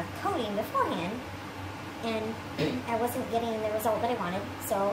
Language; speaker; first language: English; native; English